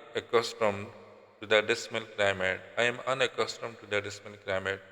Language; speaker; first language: English; non-native, local second language; Urdu